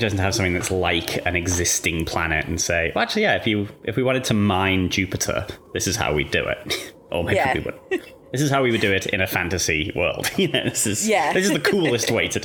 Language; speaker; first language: English; native; English